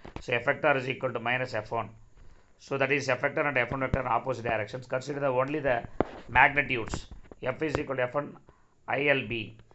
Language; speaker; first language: English; non-native, local second language; Tamil